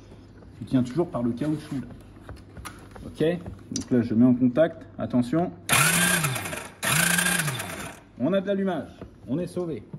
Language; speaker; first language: French; native; French